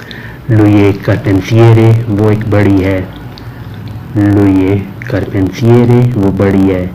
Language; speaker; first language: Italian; non-native, fluent; Urdu